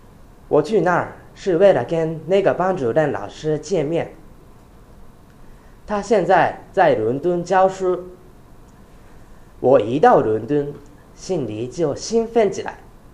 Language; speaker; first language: Chinese; non-native, fluent; Japanese